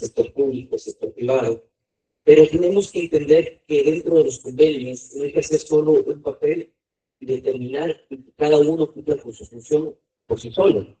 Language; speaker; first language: Spanish; native; Spanish